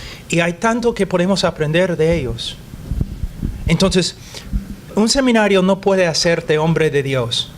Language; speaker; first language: Spanish; non-native, fluent; English